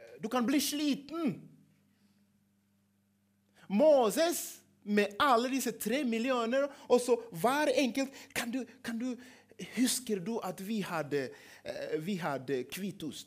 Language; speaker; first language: Norwegian; non-native, fluent; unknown